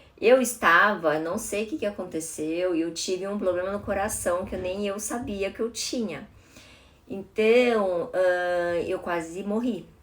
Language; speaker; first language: Portuguese; early bilingual, other home language; Chinese